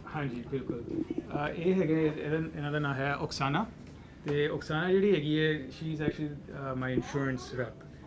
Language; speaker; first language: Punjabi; early bilingual, heritage; Punjabi